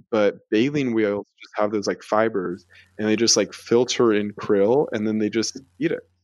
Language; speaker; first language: English; native; English